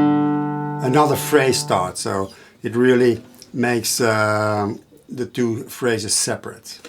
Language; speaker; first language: English; non-native, fluent; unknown